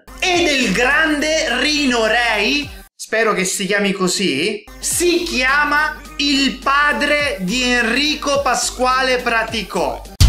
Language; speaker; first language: Italian; native; Italian